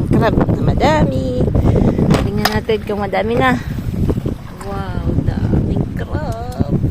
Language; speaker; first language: Filipino; native; Filipino